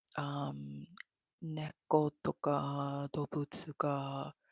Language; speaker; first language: Japanese; non-native, learner; English